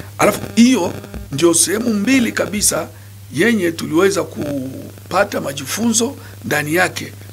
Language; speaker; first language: Swahili; non-native, local second language; Nande